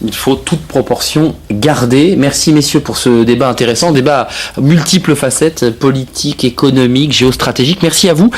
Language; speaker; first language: French; native; French